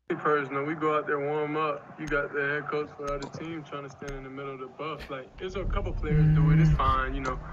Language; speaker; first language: English; native; English